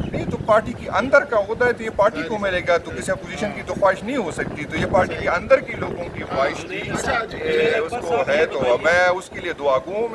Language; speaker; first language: Urdu; non-native, local second language; Pashto